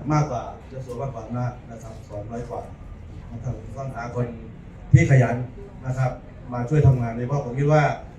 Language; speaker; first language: Thai; native; Thai